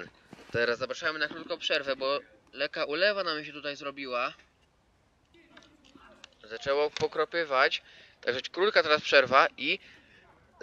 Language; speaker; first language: Polish; native; Polish